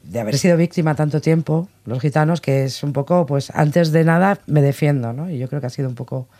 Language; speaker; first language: Spanish; native; Spanish